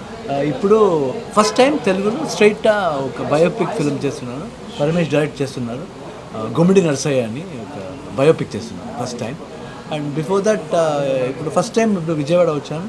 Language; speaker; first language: Telugu; non-native, learner; Kannada